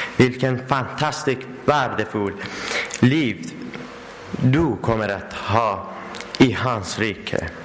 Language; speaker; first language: Swedish; non-native, learner; Persian